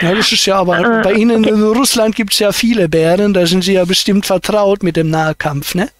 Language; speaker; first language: German; native; German